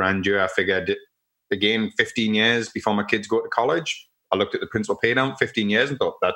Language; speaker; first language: English; native; English